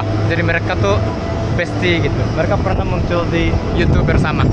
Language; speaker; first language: Indonesian; non-native, fluent; Japanese